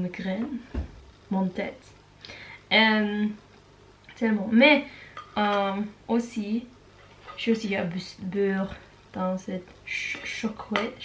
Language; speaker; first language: French; non-native, learner; Norwegian